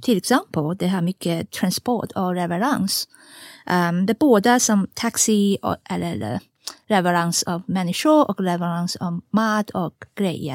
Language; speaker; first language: Swedish; non-native, fluent; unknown